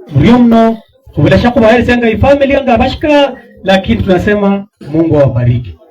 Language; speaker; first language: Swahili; non-native, local second language; Luyia